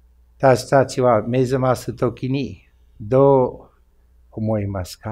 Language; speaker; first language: Japanese; non-native, fluent; English